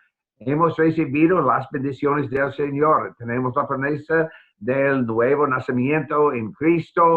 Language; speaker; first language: Spanish; non-native, fluent; English